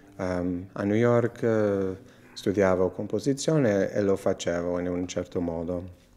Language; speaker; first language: Italian; non-native, fluent; English